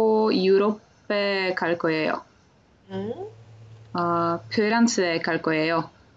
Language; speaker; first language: Korean; non-native, learner; Czech